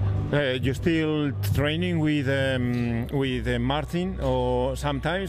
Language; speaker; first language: English; non-native, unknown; Spanish